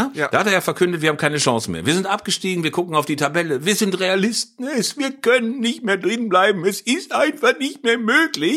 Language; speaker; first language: German; native; German